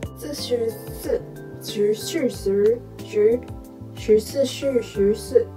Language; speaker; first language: Chinese; non-native, learner; Korean